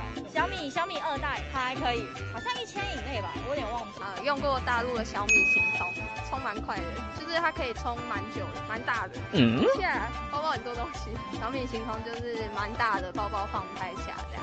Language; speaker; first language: Chinese; native; Chinese